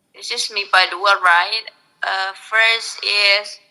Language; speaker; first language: English; non-native, local second language; Indonesian